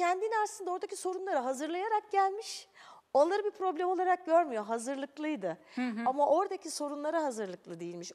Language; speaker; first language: Turkish; native; Turkish